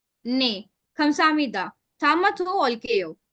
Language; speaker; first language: Korean; non-native, learner; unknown